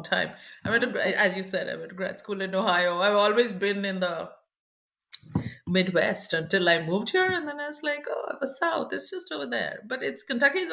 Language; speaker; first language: English; non-native, local second language; Bangla